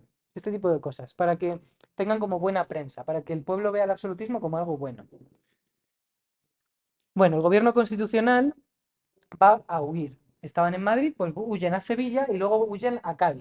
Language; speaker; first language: Spanish; native; Spanish